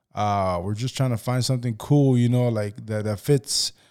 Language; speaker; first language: English; early bilingual, other home language; Spanish